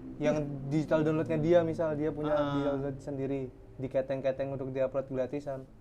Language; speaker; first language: Indonesian; native; Indonesian